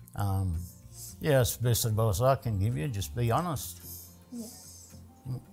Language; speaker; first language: English; early bilingual, other home language; Italian